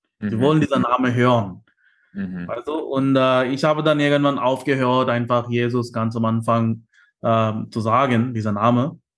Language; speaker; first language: German; non-native, fluent; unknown